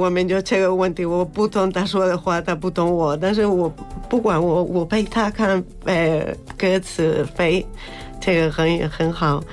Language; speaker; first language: Chinese; non-native, fluent; Spanish